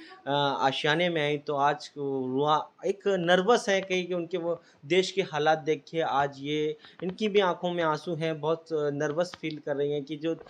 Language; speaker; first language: Hindi; native; Hindi